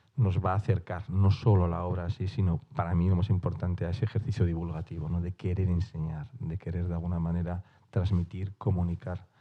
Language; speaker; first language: Spanish; non-native, local second language; Basque